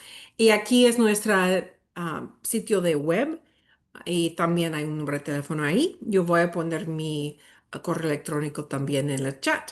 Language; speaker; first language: Spanish; early bilingual, heritage; Spanish